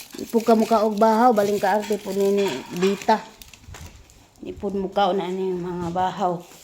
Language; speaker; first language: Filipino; non-native, local second language; Cebuano